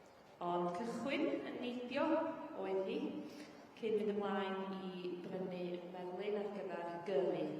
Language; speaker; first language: Welsh; native; Welsh